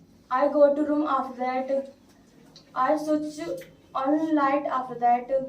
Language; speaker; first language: English; non-native, learner; Hindi